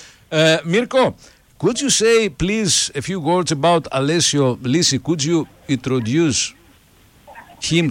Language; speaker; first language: English; non-native, fluent; Greek